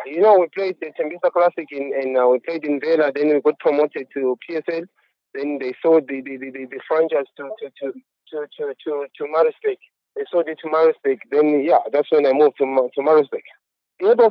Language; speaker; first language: English; non-native, local second language; Shona